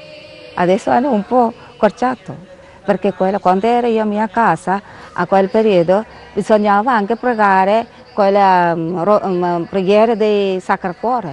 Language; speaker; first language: Italian; non-native, learner; Malayalam